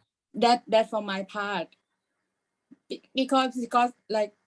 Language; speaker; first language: English; non-native, learner; Thai